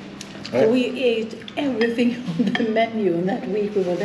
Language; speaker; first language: English; non-native, fluent; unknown